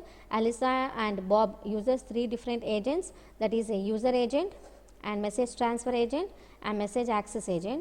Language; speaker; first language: English; non-native, local second language; Telugu